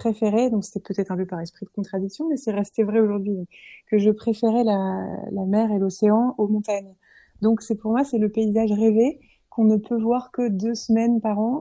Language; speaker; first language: French; native; French